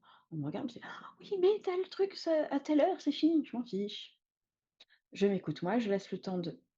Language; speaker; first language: French; native; French